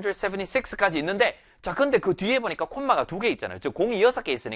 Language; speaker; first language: Korean; native; Korean